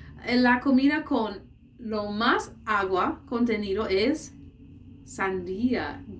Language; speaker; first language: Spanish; non-native, learner; English